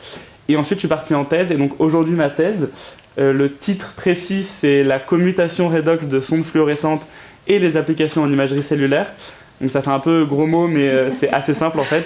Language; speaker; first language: French; native; French